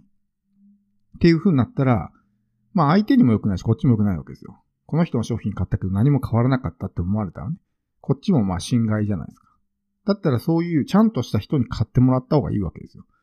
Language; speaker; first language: Japanese; native; Japanese